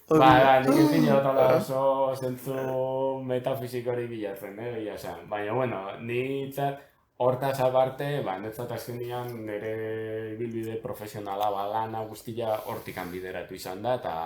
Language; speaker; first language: Basque; native; Basque